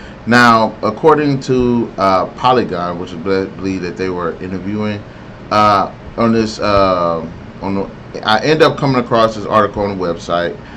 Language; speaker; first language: English; native; English